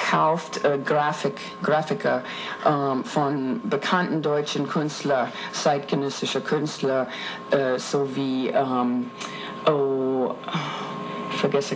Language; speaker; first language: German; non-native, fluent; English